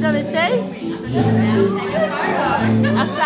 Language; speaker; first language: Italian; non-native, fluent; Portuguese